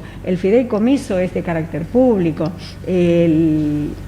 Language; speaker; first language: Spanish; native; Spanish